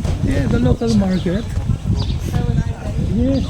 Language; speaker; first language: English; non-native, local second language; Filipino